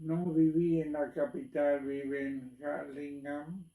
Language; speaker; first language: Spanish; non-native, local second language; German